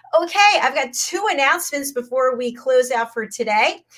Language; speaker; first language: English; native; English